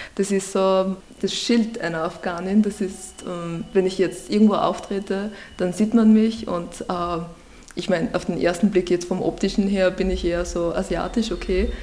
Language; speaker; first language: German; early bilingual, other home language; Persian